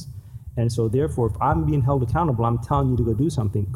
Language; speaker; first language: English; native; English